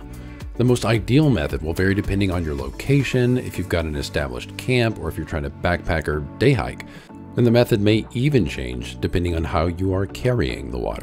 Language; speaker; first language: English; native; English